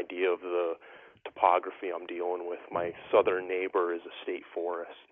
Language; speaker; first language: English; native; English